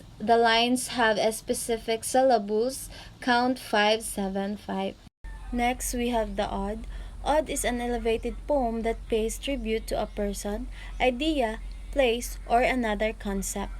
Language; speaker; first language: English; non-native, fluent; Filipino